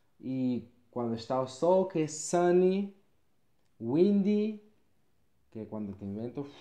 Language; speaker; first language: Portuguese; non-native, fluent; Spanish